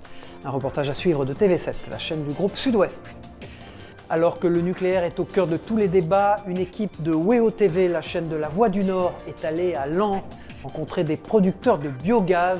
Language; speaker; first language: French; native; French